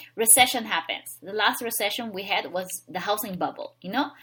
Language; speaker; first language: English; non-native, local second language; Filipino